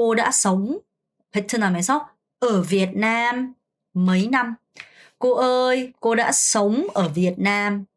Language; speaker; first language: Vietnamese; non-native, fluent; Korean